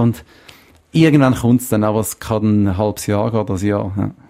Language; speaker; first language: German; native; German